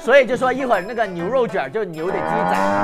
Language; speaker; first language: Chinese; non-native, local second language; Cantonese